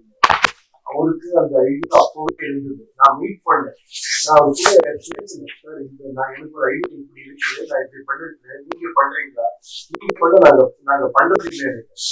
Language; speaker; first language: Tamil; non-native, learner; Kannada